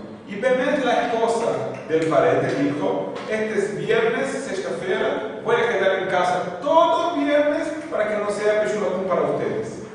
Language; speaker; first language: Spanish; non-native, fluent; Portuguese